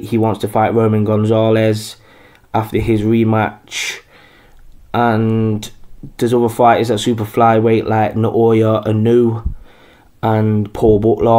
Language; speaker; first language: English; native; English